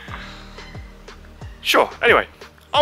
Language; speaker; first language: English; native; English